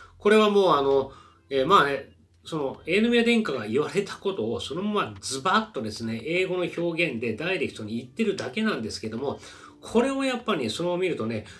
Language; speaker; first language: Japanese; native; Japanese